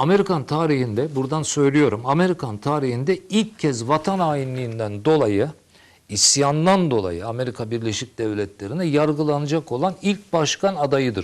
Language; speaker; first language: Turkish; native; Turkish